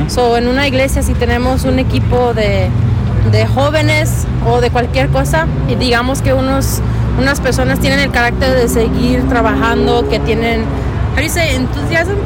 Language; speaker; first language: Spanish; early bilingual, heritage; Spanish